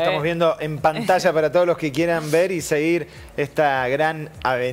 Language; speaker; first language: Spanish; native; Spanish